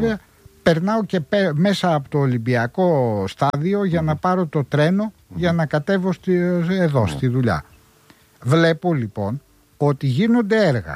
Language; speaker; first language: Greek; native; Greek